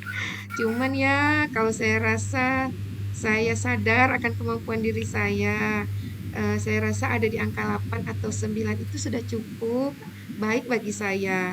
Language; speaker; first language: Indonesian; native; Indonesian